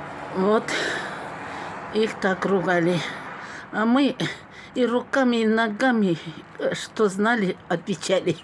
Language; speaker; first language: Russian; non-native, local second language; Tatar